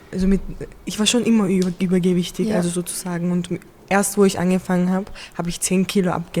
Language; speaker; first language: German; early bilingual, other home language; Turkish